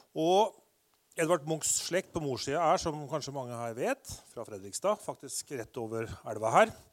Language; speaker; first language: Norwegian; native; Norwegian